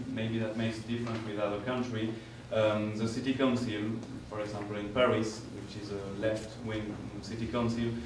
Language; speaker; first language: English; non-native, fluent; French